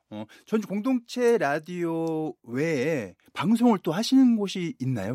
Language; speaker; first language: Korean; native; Korean